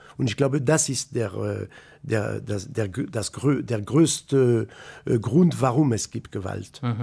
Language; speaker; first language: German; non-native, fluent; French